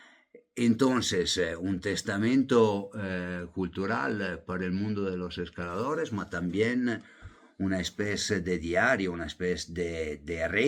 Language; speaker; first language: Spanish; non-native, fluent; Italian